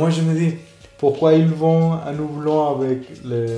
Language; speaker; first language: French; non-native, fluent; Spanish